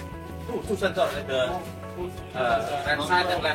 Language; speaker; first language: English; non-native, learner; Indonesian